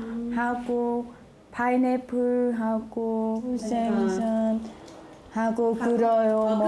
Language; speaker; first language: Korean; non-native, learner; Vietnamese